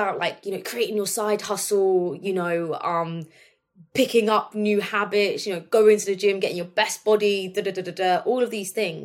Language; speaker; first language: English; native; English